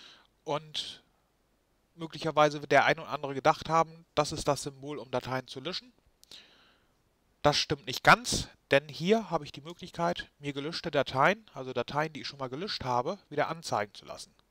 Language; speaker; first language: German; native; German